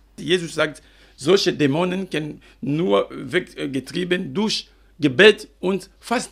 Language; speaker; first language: German; non-native, fluent; French